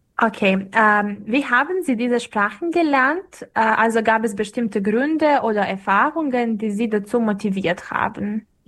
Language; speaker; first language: German; non-native, fluent; Serbian